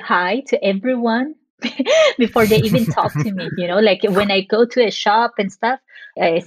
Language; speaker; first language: English; non-native, fluent; French